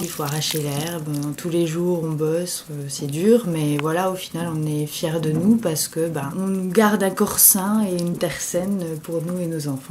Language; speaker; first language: French; native; French